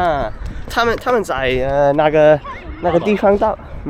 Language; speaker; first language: Chinese; non-native, learner; English